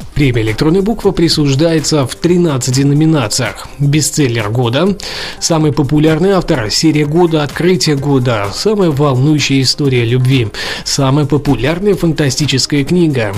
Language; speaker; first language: Russian; native; Russian